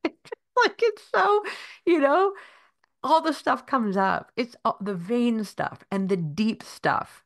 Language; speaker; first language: English; native; English